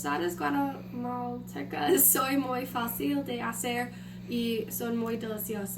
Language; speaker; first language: Spanish; non-native, learner; English